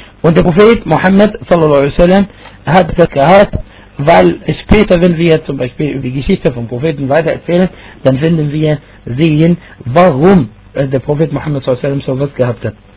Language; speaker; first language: German; non-native, fluent; Arabic